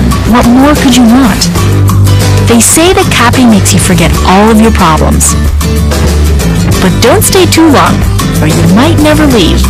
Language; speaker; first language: English; early bilingual, other home language; Italian